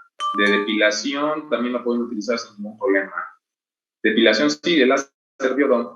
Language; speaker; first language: Spanish; native; Spanish